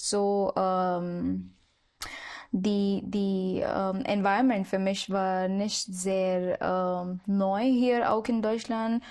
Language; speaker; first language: German; non-native, learner; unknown